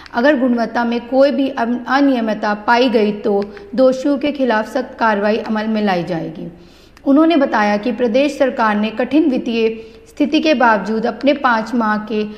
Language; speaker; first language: Hindi; native; Hindi